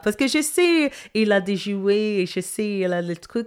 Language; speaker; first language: French; non-native, fluent; English